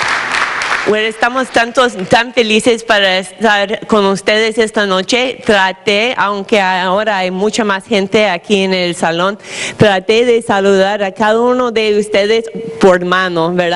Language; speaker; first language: Spanish; non-native, fluent; English